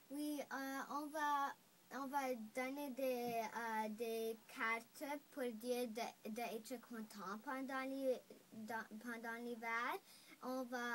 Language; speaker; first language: French; non-native, local second language; English